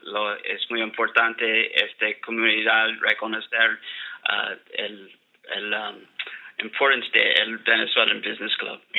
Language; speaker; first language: Spanish; non-native, learner; English